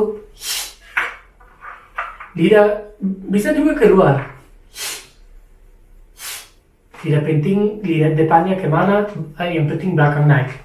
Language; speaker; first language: Indonesian; non-native, fluent; German